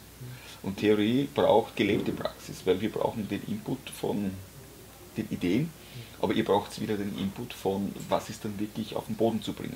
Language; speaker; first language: German; native; German